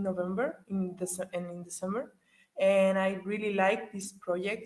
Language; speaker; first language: English; non-native, learner; Spanish